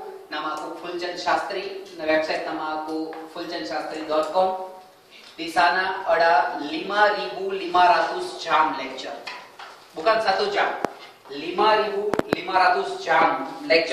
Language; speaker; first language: Indonesian; non-native, fluent; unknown